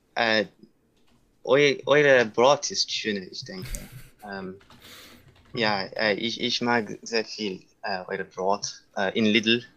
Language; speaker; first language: German; non-native, learner; English